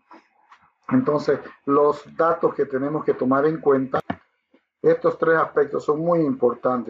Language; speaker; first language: Spanish; native; Spanish